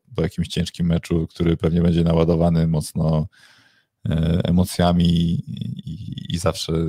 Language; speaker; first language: Polish; native; Polish